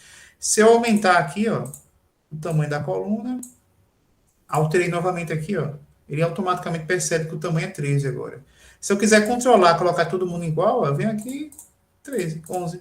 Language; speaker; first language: Portuguese; native; Portuguese